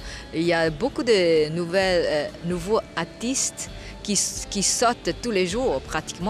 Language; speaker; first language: French; non-native, fluent; Chinese